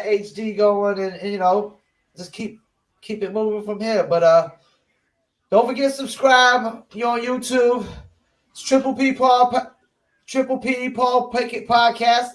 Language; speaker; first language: English; native; English